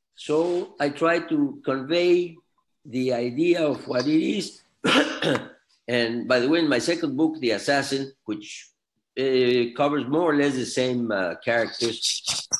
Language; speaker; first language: English; non-native, fluent; Spanish